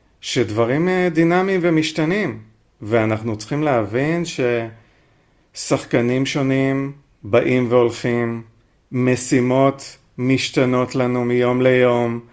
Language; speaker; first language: Hebrew; native; Hebrew